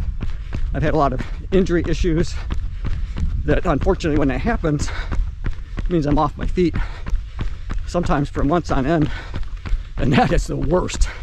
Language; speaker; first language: English; native; English